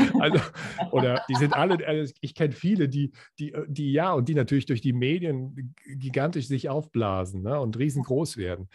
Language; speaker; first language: German; native; German